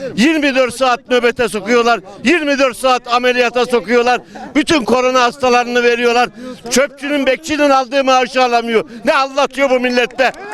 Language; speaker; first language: Turkish; native; Turkish